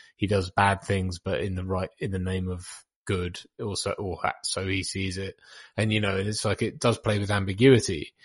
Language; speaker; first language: English; native; English